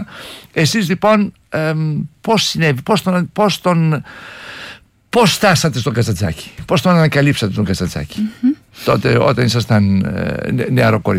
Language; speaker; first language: Greek; native; Greek